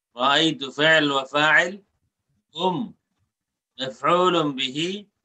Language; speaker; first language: Arabic; non-native, fluent; Bangla